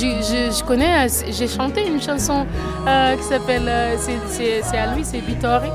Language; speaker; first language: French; non-native, fluent; Kabuverdianu